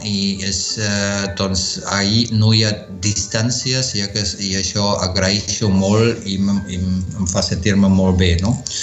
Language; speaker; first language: Catalan; non-native, fluent; German